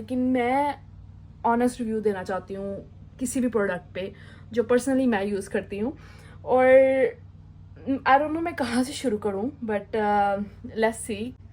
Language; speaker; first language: Urdu; native; Urdu